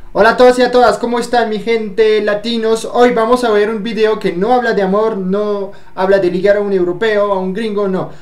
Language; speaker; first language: Spanish; non-native, fluent; French